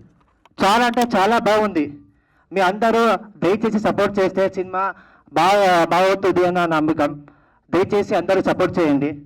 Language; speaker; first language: Telugu; non-native, learner; Kannada